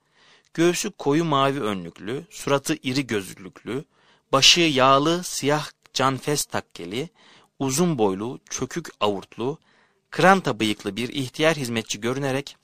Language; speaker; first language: Turkish; native; Turkish